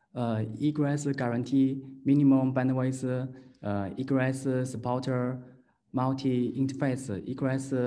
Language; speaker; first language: English; non-native, learner; Chinese